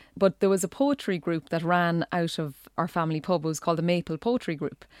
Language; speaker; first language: English; native; English